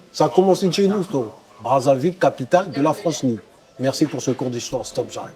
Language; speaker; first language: French; early bilingual, other home language; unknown